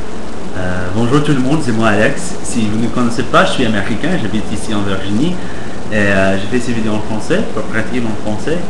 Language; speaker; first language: French; non-native, fluent; English